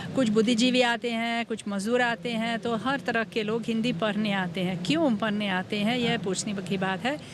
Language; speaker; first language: Hindi; non-native, fluent; Hungarian